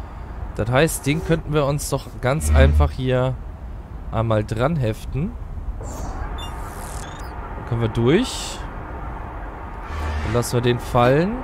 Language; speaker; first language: German; native; German